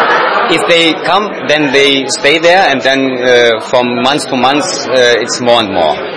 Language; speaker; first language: English; non-native, learner; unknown